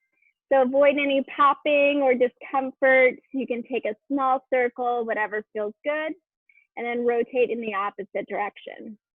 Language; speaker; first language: English; native; English